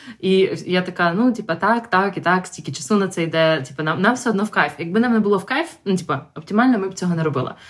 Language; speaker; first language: Ukrainian; non-native, local second language; Russian